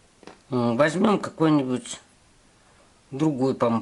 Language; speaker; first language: Russian; native; Russian